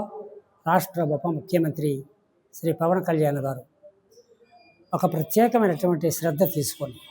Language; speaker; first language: Telugu; native; Telugu